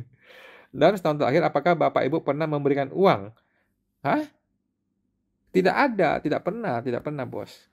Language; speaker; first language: Indonesian; native; Indonesian